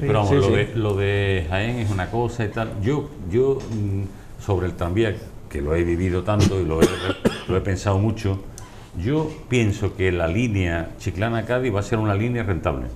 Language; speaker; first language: Spanish; native; Spanish